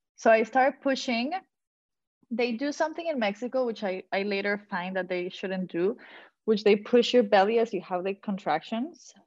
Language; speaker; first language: English; non-native, fluent; Spanish